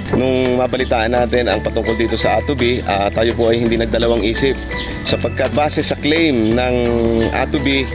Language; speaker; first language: Filipino; native; Filipino